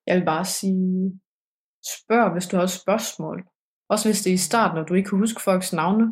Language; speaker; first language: Danish; early bilingual, heritage; Danish